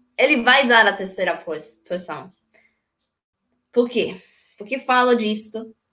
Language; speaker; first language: Portuguese; non-native, learner; Spanish